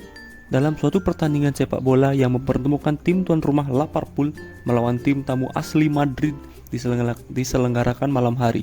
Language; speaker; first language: Indonesian; native; Indonesian